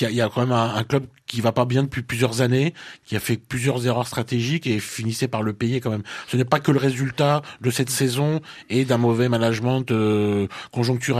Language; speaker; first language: French; native; French